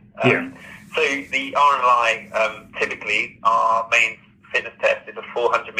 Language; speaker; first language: English; native; English